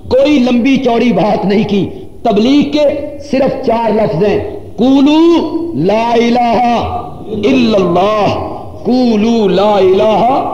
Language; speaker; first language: Urdu; non-native, local second language; Punjabi